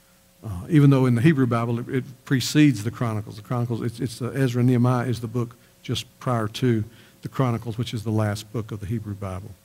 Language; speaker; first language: English; native; English